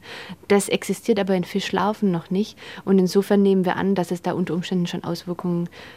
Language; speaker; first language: German; native; German